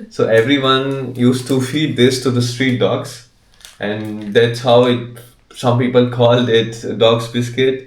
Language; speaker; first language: English; non-native, local second language; Kannada